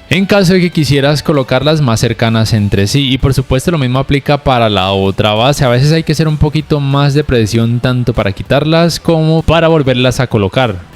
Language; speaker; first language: Spanish; native; Spanish